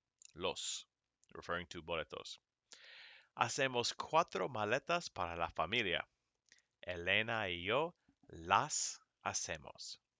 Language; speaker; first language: Spanish; non-native, fluent; English